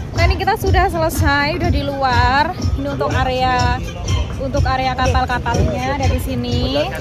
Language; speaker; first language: Indonesian; native; Indonesian